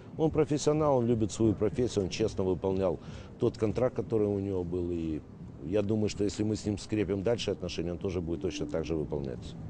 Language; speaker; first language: Russian; native; Russian